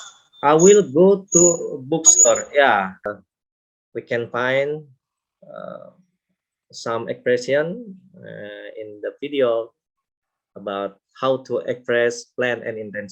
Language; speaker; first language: English; non-native, local second language; Indonesian